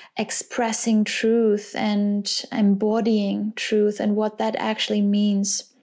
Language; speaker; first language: English; non-native, fluent; German